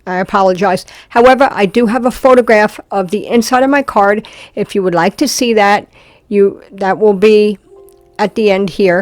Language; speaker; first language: English; native; English